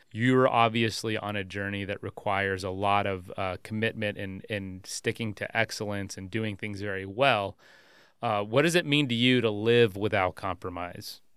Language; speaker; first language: English; native; English